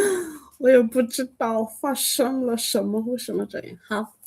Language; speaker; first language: Chinese; non-native, fluent; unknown